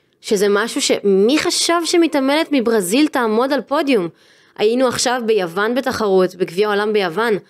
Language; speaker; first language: Hebrew; native; Hebrew